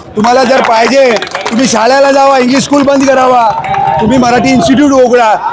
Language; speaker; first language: Marathi; non-native, local second language; Rajasthani